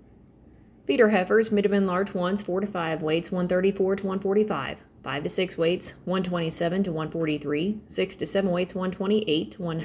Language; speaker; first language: English; native; English